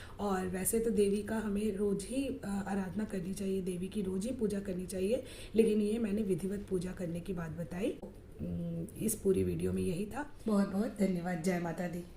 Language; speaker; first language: Hindi; non-native, local second language; Bangla